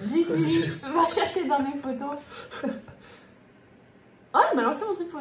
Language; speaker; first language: French; native; French